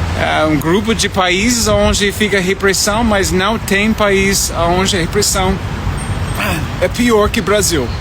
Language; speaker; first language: Portuguese; non-native, fluent; English